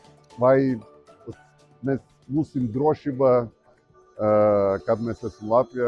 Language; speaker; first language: Latvian; non-native, local second language; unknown